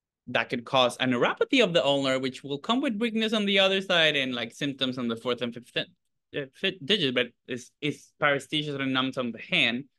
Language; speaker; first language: English; non-native, fluent; Spanish